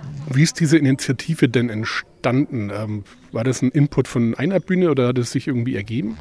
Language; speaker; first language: German; native; German